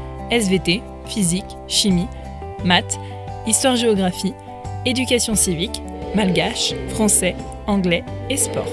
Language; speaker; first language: French; native; French